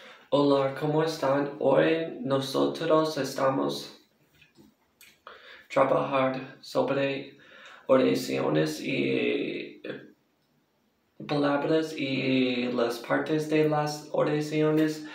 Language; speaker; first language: Spanish; non-native, learner; English